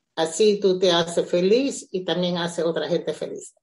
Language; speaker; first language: Spanish; early bilingual, heritage; Spanish